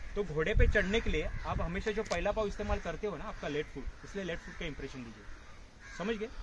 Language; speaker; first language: Hindi; non-native, local second language; Marathi